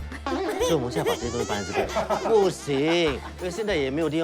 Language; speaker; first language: Chinese; native; Chinese